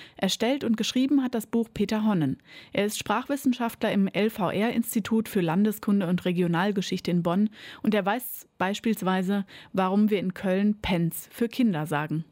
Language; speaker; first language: German; native; German